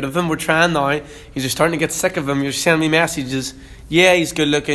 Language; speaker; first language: English; native; English